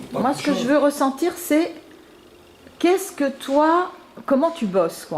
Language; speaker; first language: French; native; French